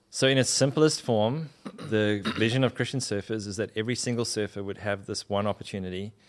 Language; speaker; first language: English; native; English